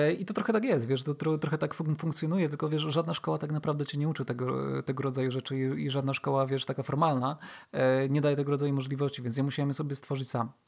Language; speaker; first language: Polish; native; Polish